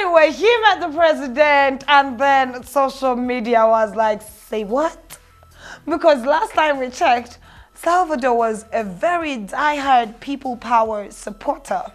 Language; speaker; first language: English; non-native, local second language; Ganda